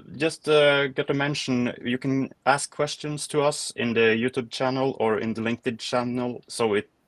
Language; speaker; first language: English; non-native, fluent; Norwegian